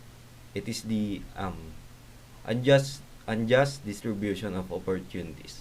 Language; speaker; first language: English; non-native, local second language; Filipino